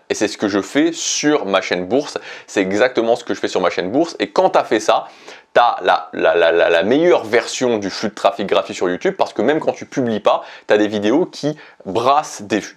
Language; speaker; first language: French; native; French